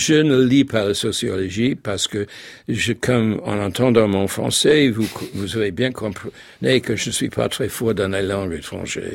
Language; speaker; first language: French; non-native, fluent; English